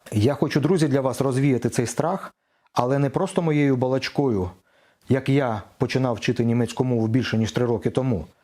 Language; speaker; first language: Ukrainian; non-native, local second language; Russian